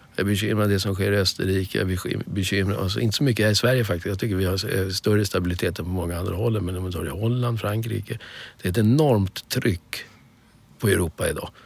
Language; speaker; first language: Swedish; native; Swedish